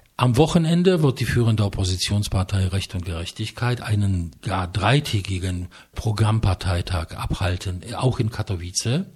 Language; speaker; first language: German; non-native, fluent; Polish